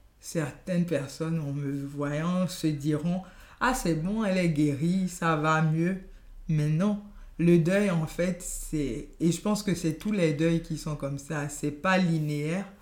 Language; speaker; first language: French; non-native, local second language; Yoruba